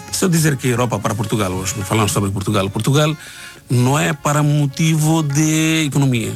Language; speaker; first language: Portuguese; non-native, learner; Bangla